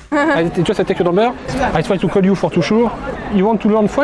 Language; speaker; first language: English; non-native, learner; French